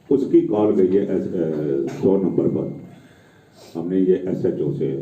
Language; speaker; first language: Hindi; non-native, local second language; Punjabi